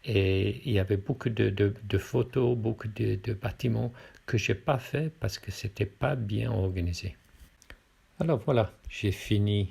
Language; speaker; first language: French; non-native, fluent; English